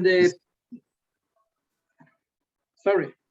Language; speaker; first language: English; non-native, learner; Spanish